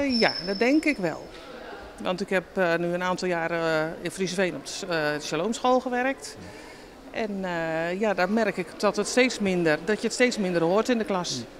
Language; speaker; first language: Dutch; native; Dutch